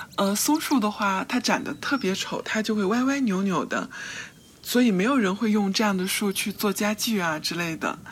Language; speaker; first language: Chinese; native; Chinese